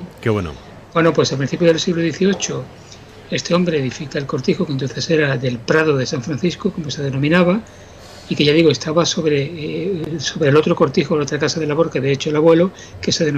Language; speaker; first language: Spanish; native; Spanish